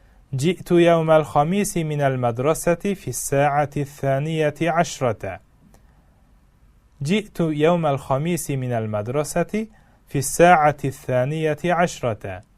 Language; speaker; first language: Arabic; non-native, fluent; Uzbek